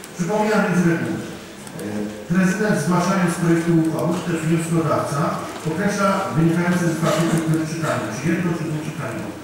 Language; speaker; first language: Polish; native; Polish